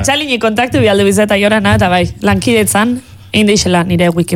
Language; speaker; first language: Basque; native; Basque